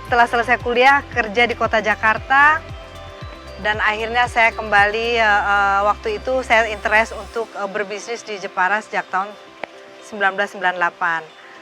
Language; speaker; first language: Indonesian; native; Indonesian